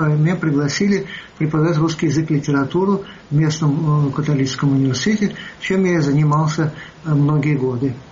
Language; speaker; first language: Russian; native; Russian